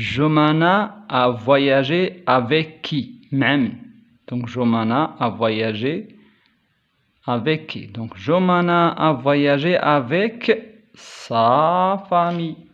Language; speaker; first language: French; non-native, local second language; Arabic